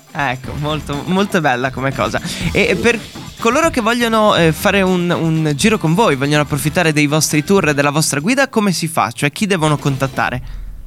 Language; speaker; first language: Italian; native; Italian